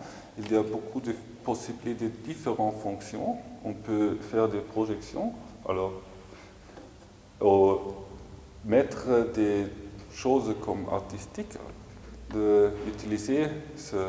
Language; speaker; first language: French; non-native, fluent; German